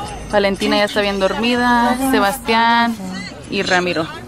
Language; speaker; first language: Spanish; early bilingual, heritage; Spanish